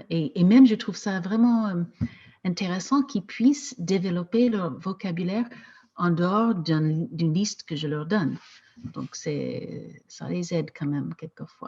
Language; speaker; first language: French; non-native, fluent; English